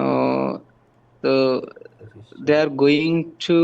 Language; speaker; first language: English; non-native, learner; Bangla